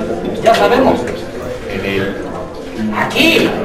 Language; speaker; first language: Spanish; non-native, learner; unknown